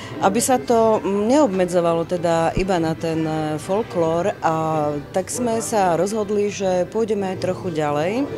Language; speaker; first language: Slovak; native; Slovak